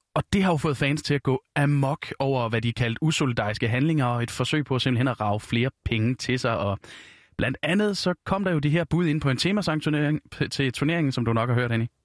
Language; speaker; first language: Danish; native; Danish